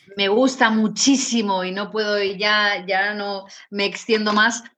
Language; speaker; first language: Spanish; native; Spanish